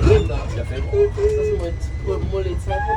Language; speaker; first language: German; native; German